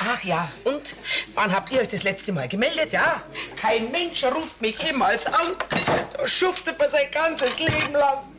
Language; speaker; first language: German; native; German